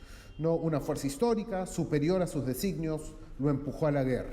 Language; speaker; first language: Spanish; native; Spanish